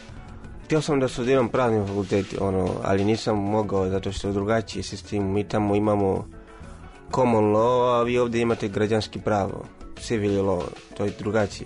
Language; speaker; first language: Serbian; non-native, learner; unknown